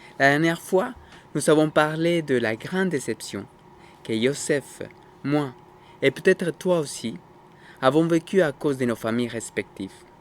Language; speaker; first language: French; non-native, fluent; Spanish